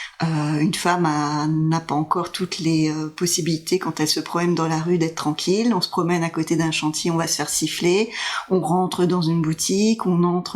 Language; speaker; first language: French; native; French